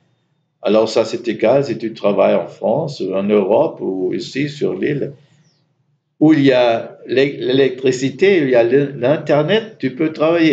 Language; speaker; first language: French; non-native, fluent; German